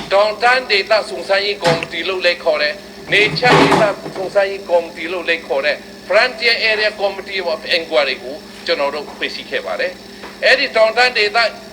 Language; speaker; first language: Burmese; non-native, local second language; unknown